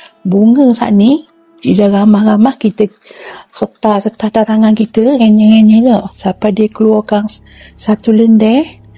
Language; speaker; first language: Malay; native; Malay